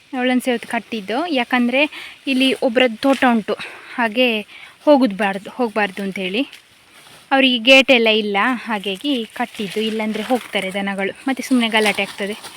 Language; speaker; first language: Kannada; native; Kannada